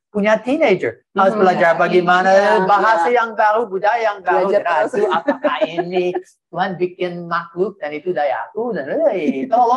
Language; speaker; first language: Indonesian; non-native, fluent; English